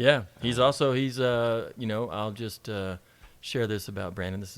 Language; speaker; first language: English; native; English